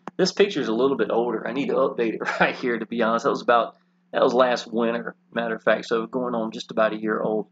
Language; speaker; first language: English; native; English